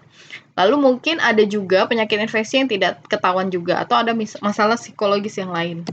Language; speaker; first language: Indonesian; native; Indonesian